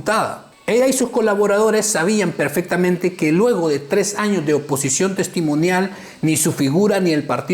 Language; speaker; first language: Spanish; native; Spanish